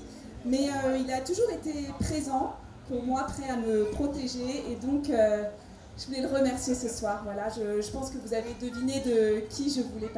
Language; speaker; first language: French; native; French